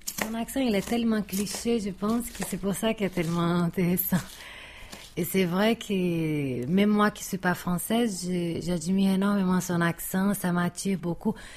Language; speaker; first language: French; non-native, fluent; Portuguese